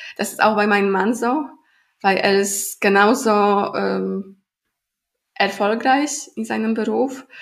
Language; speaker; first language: German; non-native, fluent; Polish